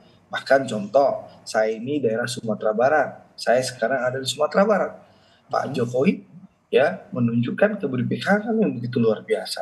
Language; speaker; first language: Indonesian; native; Indonesian